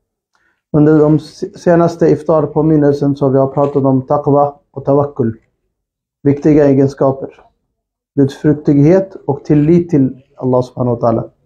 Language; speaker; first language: Swedish; non-native, fluent; Urdu